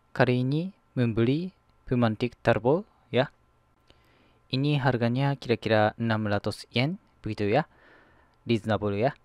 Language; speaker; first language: Indonesian; non-native, learner; Japanese